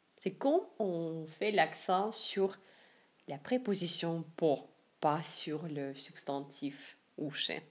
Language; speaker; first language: French; non-native, fluent; Russian